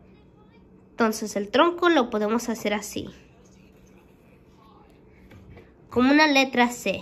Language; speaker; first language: Spanish; early bilingual, heritage; Spanish